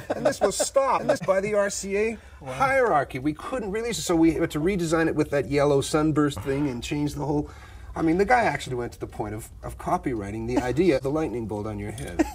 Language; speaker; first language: English; native; English